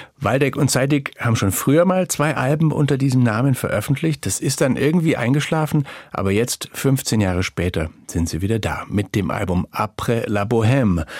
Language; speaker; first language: German; native; German